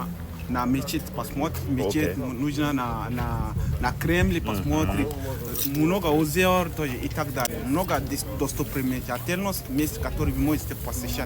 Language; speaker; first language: Russian; non-native, fluent; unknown